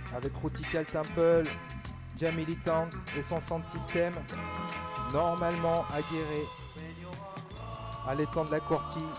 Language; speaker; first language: French; native; French